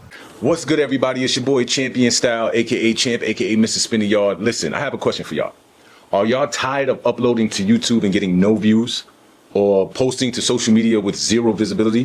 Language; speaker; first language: English; native; English